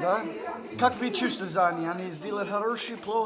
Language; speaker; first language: Russian; non-native, learner; English